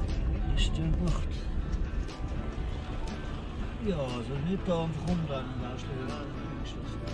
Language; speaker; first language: German; native; German